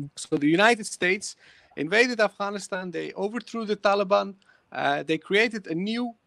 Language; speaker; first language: English; early bilingual, other home language; Persian